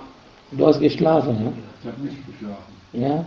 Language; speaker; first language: German; non-native, fluent; Arabic